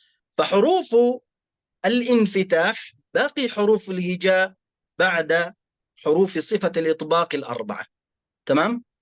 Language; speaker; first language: Arabic; native; Arabic